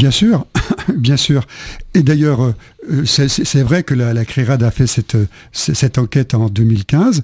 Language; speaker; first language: French; native; French